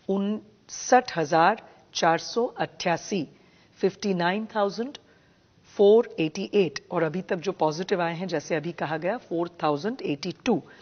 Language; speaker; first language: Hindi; non-native, local second language; Gujarati